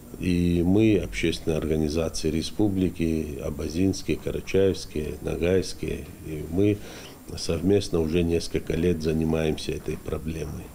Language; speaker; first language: Russian; non-native, local second language; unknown